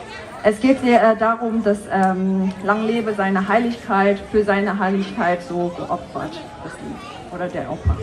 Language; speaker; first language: German; non-native, learner; Tibetan